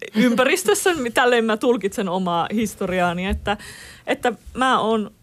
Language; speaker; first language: Finnish; native; Finnish